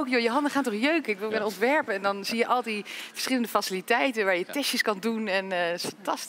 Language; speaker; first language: Dutch; native; Dutch